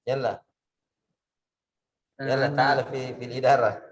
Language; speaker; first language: Arabic; non-native, fluent; Indonesian